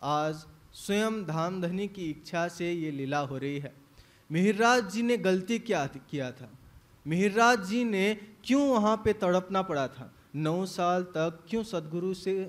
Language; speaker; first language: Hindi; native; Hindi